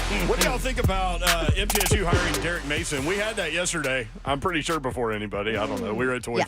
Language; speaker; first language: English; native; English